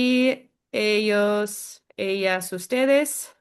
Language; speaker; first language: Spanish; non-native, fluent; English